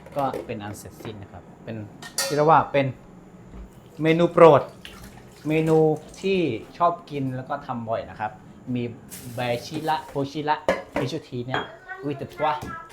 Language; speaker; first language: Thai; non-native, local second language; S'gaw Karen